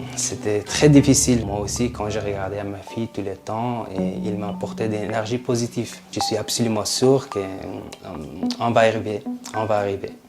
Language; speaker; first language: French; non-native, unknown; Persian